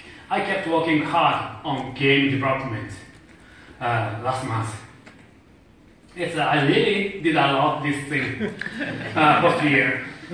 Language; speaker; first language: English; non-native, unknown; Japanese